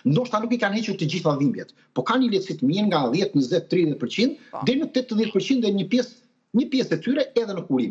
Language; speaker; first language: Albanian; native; Albanian